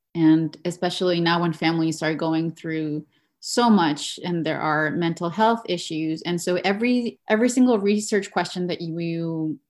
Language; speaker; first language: English; non-native, fluent; Spanish